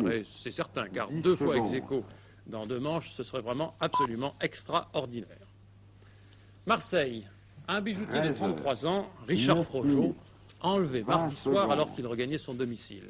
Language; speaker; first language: French; native; French